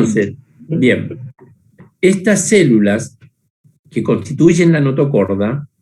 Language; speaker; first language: Spanish; native; Spanish